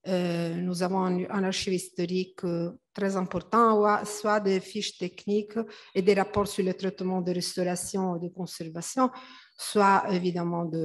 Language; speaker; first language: French; non-native, fluent; Italian